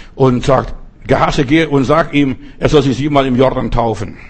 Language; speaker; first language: German; non-native, fluent; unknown